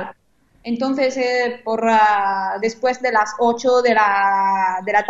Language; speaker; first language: Spanish; non-native, fluent; Italian